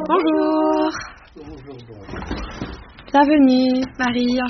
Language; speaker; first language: French; native; French